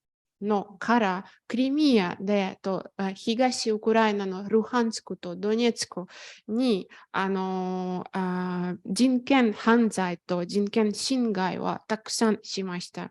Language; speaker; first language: Japanese; non-native, fluent; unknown